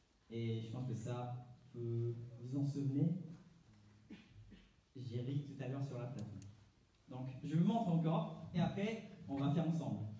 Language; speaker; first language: French; non-native, fluent; Japanese